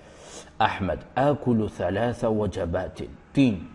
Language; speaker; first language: Arabic; non-native, fluent; Urdu